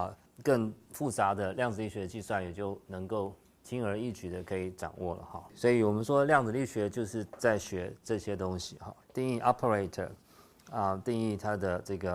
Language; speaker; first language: Chinese; native; Chinese